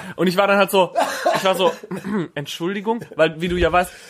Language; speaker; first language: German; native; German